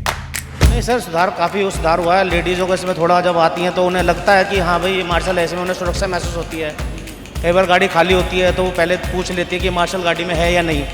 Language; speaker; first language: Hindi; native; Hindi